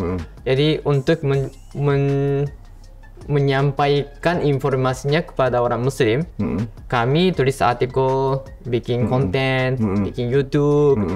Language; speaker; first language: Indonesian; non-native, fluent; Japanese